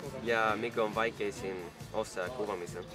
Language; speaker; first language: Finnish; non-native, learner; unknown